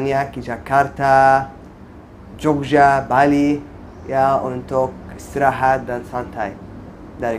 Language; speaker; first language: Indonesian; non-native, fluent; Arabic